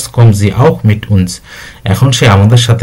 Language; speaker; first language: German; non-native, learner; Bangla